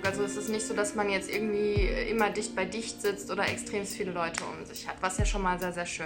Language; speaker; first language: German; native; German